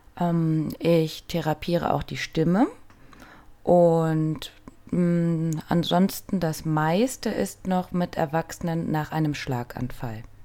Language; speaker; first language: German; native; German